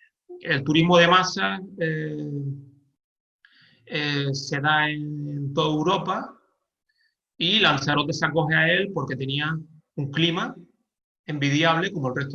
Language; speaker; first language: Spanish; native; Spanish